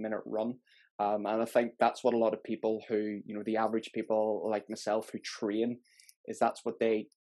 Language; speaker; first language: English; native; English